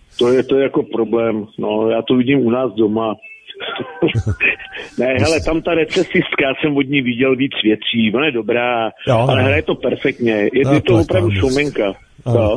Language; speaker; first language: Czech; native; Czech